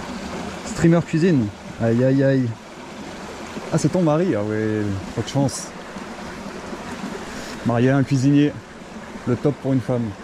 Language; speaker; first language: French; native; French